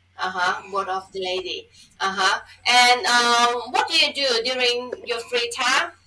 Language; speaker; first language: English; non-native, fluent; Thai